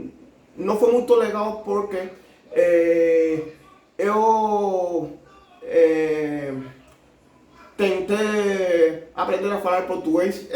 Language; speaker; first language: Portuguese; non-native, learner; Spanish